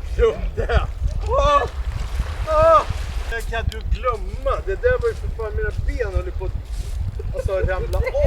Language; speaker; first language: Swedish; native; Swedish